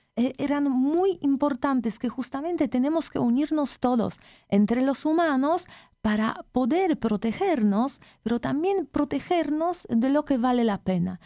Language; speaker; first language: Spanish; non-native, fluent; Polish